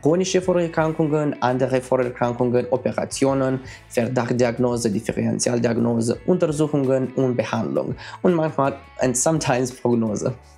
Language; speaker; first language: German; non-native, fluent; Romanian